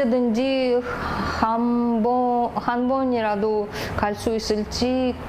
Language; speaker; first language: Korean; early bilingual, heritage; Korean